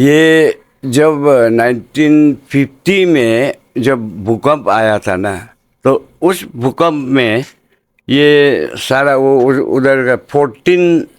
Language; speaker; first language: Hindi; non-native, local second language; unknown